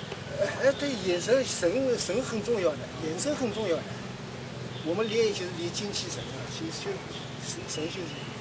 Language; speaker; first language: Chinese; native; Chinese